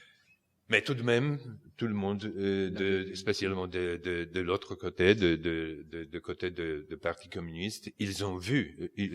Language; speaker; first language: French; non-native, fluent; Polish